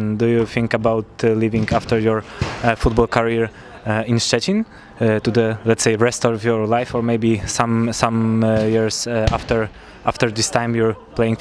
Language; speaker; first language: English; non-native, fluent; Polish